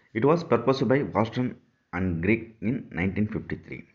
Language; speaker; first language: English; non-native, local second language; Tamil